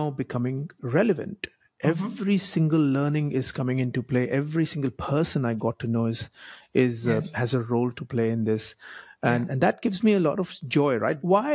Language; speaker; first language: English; non-native, local second language; Hindi